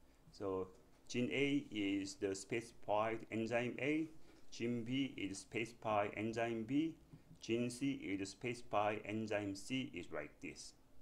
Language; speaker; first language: English; non-native, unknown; Korean